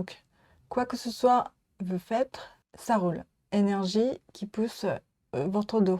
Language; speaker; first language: French; non-native, learner; Japanese